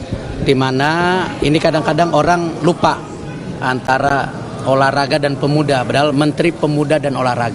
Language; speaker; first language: Indonesian; native; Indonesian